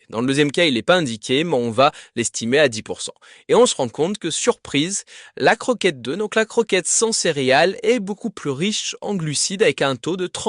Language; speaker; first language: French; native; French